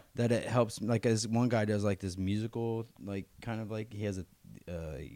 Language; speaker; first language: English; native; English